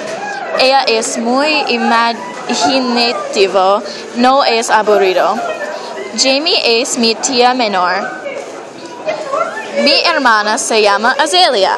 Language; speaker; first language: Spanish; non-native, learner; English